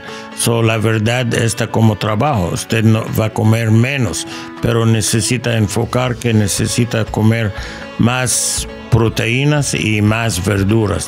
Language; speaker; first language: Spanish; non-native, learner; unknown